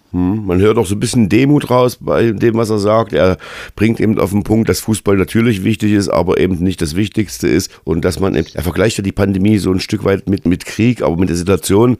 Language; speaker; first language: German; native; German